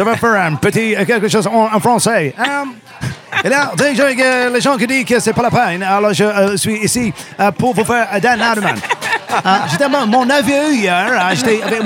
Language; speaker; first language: English; non-native, fluent; Arabic